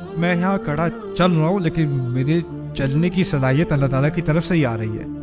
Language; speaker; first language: Urdu; early bilingual, heritage; Urdu